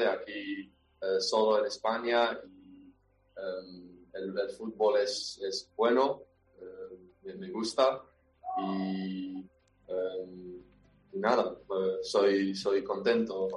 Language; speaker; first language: Spanish; non-native, learner; Romanian